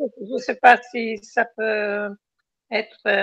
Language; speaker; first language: French; non-native, fluent; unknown